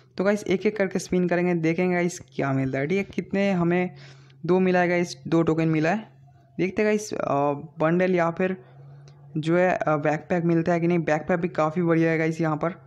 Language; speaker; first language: Hindi; non-native, local second language; Bangla